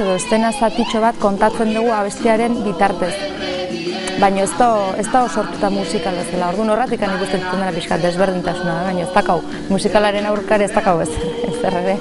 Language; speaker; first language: Basque; native; Basque